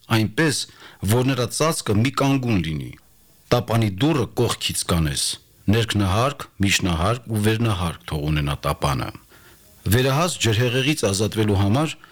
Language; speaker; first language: Armenian; native; Armenian